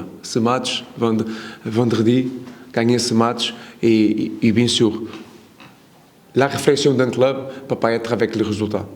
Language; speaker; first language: French; non-native, learner; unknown